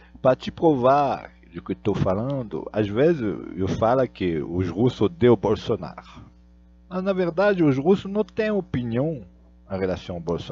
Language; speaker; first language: Portuguese; non-native, fluent; Russian